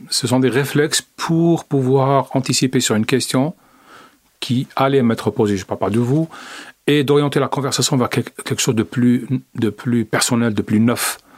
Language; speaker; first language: French; non-native, local second language; Arabic